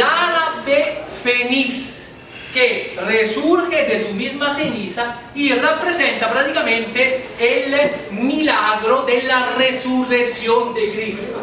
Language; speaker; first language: Spanish; non-native, fluent; Italian